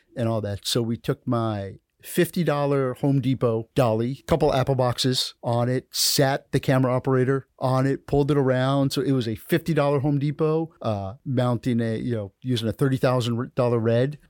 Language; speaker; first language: English; native; English